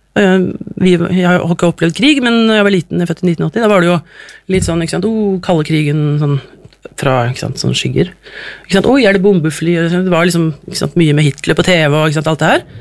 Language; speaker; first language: Norwegian; native; Norwegian